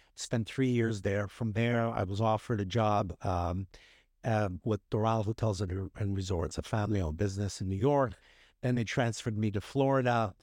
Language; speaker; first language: English; early bilingual, other home language; Hebrew